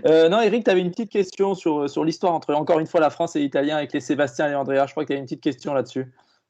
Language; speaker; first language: French; native; French